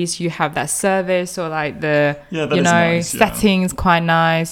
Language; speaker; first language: English; non-native, fluent; Chinese